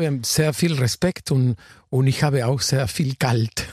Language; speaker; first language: German; non-native, fluent; Spanish